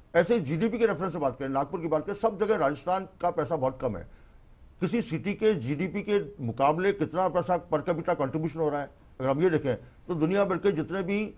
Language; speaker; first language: Hindi; native; Hindi